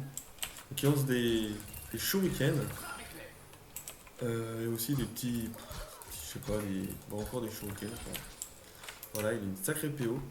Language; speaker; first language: French; native; French